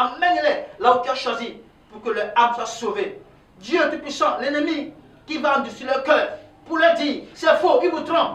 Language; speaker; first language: French; non-native, local second language; Ewe